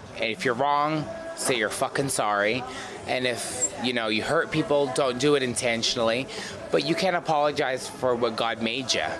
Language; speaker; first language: English; native; English